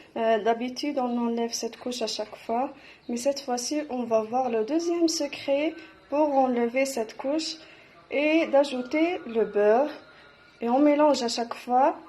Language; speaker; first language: French; non-native, local second language; Arabic